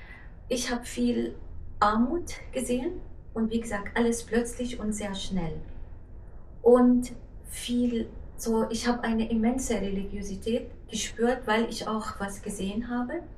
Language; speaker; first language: German; non-native, fluent; Arabic